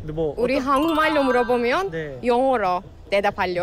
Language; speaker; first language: Korean; non-native, fluent; Turkish